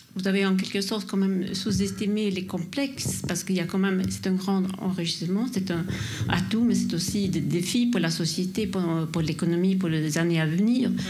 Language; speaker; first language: French; non-native, fluent; Swedish